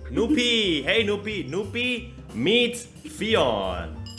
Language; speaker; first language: English; non-native, fluent; Indonesian